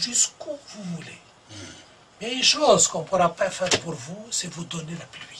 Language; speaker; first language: French; non-native, local second language; Arabic